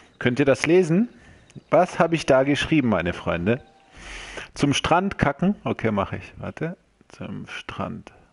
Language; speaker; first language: German; early bilingual, other home language; Croatian